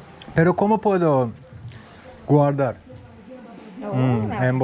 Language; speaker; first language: Spanish; non-native, learner; Turkish